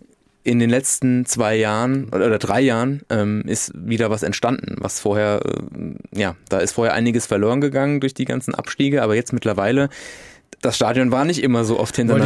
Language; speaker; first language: German; native; German